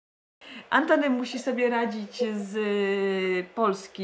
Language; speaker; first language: Polish; native; Polish